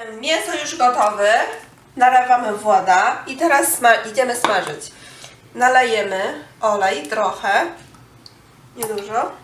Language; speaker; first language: Polish; non-native, learner; Chinese